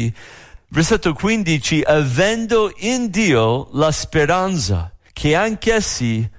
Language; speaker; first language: Italian; non-native, fluent; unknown